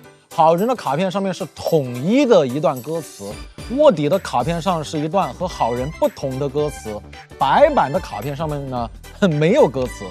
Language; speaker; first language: Chinese; native; Chinese